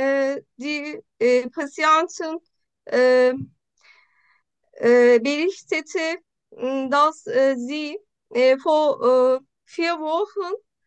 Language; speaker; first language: German; non-native, learner; Turkish